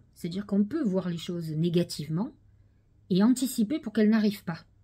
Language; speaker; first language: French; native; French